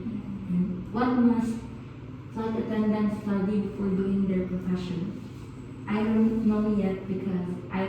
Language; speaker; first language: English; non-native, learner; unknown